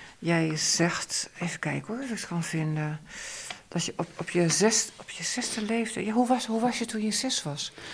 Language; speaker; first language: Dutch; native; Dutch